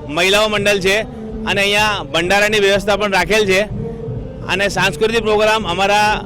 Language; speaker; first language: Gujarati; non-native, local second language; Sindhi